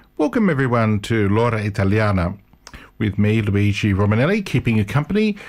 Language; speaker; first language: English; early bilingual, other home language; Italian